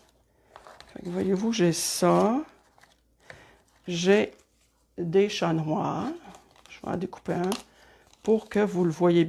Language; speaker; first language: French; native; French